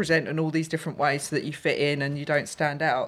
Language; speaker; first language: English; native; English